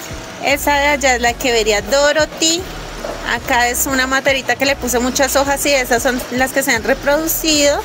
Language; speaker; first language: Spanish; native; Spanish